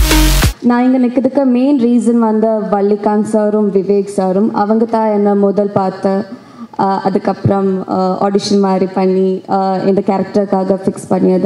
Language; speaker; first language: Tamil; non-native, learner; Malayalam